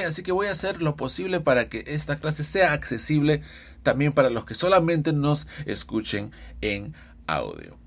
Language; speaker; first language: Spanish; early bilingual, heritage; Spanish